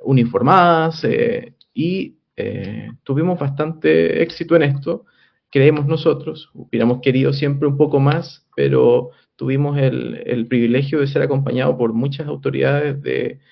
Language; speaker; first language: Spanish; native; Spanish